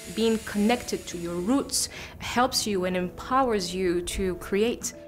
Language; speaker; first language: English; non-native, fluent; Arabic